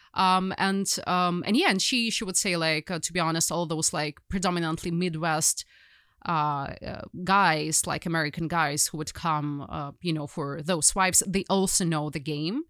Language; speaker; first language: English; non-native, fluent; Ukrainian